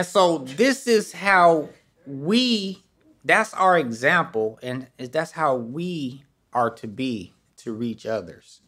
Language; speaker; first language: English; native; English